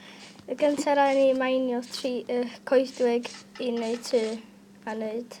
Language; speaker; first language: Welsh; non-native, local second language; English